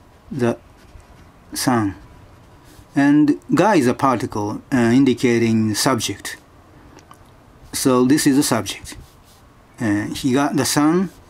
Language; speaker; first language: English; non-native, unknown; Japanese